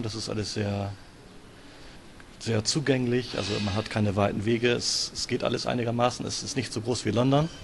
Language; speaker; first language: German; native; German